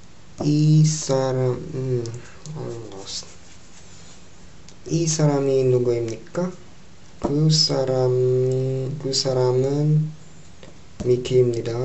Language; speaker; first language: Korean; non-native, learner; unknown